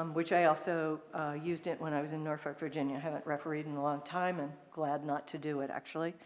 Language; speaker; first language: English; native; English